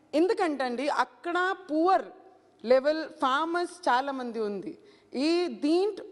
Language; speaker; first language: Telugu; non-native, learner; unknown